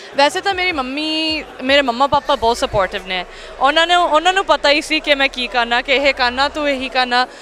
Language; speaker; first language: Punjabi; early bilingual, heritage; English